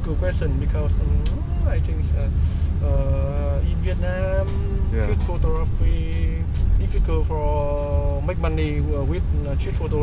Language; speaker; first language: English; non-native, learner; Vietnamese